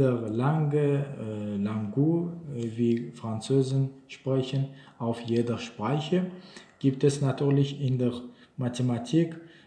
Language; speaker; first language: German; non-native, learner; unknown